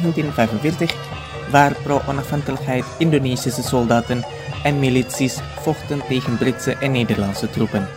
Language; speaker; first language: Dutch; non-native, fluent; Indonesian